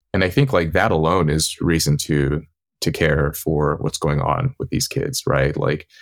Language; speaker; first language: English; native; English